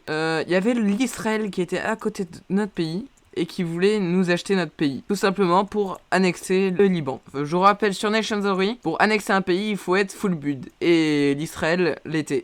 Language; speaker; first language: French; native; French